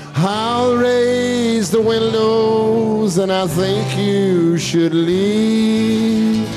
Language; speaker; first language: English; native; English